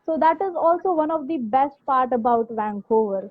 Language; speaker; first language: English; non-native, local second language; Hindi